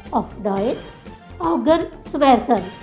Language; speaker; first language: German; non-native, fluent; Indonesian